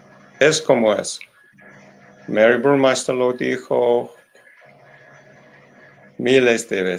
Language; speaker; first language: Spanish; non-native, learner; English